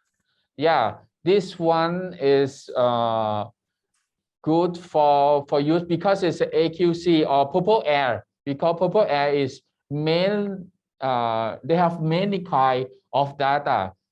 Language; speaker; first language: English; non-native, learner; Thai